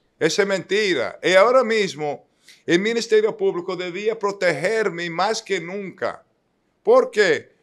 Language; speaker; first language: Spanish; non-native, fluent; English